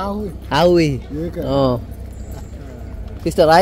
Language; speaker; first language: English; non-native, learner; Tamil